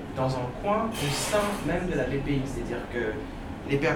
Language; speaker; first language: French; native; French